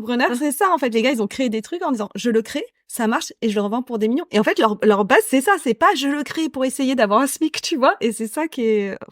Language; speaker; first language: French; native; French